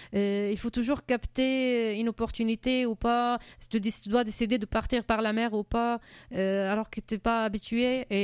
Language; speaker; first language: French; non-native, fluent; Arabic